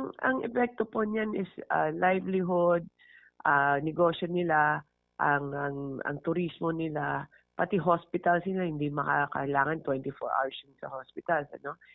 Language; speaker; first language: Filipino; non-native, local second language; Hiligaynon